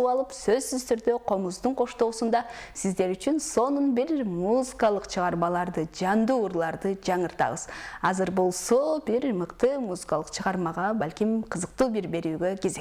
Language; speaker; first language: Kyrgyz; native; Kyrgyz